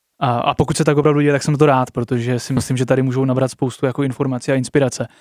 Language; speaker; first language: Czech; native; Czech